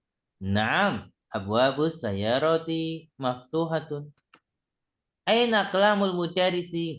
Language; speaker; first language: Arabic; non-native, learner; Indonesian